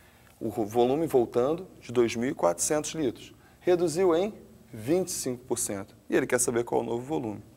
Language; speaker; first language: Portuguese; native; Portuguese